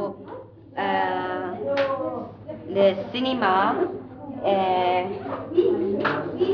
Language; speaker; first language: French; non-native, learner; English